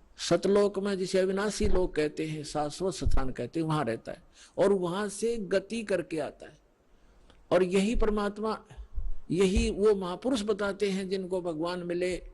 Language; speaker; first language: Hindi; native; Hindi